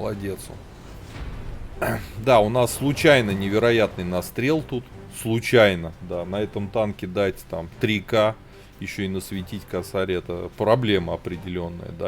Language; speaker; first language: Russian; native; Russian